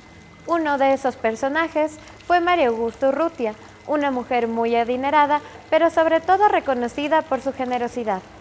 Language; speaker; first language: Spanish; native; Spanish